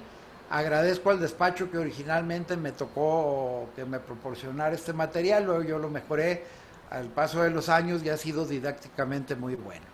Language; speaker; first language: Spanish; native; Spanish